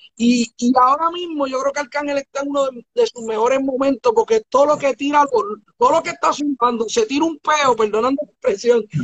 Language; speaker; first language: Spanish; native; Spanish